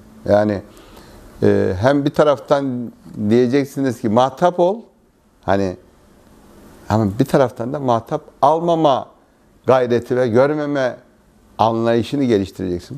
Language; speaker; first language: Turkish; native; Turkish